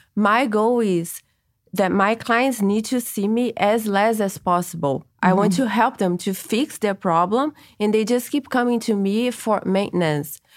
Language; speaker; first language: English; non-native, fluent; Portuguese